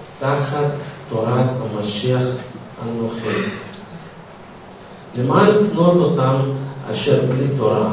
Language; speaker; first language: Hebrew; non-native, fluent; Russian